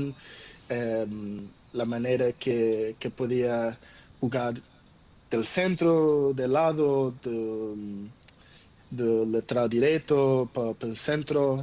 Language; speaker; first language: Spanish; non-native, learner; Portuguese